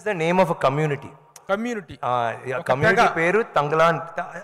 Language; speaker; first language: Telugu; non-native, learner; Tamil